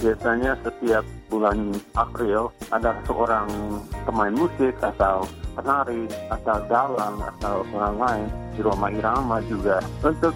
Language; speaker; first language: Indonesian; non-native, fluent; English